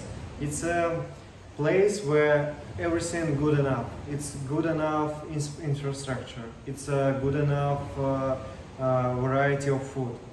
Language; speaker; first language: English; non-native, learner; Russian